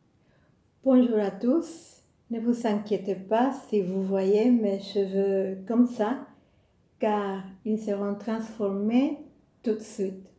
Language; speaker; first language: French; non-native, fluent; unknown